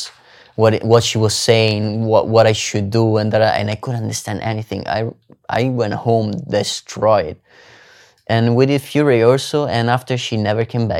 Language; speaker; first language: English; non-native, fluent; Italian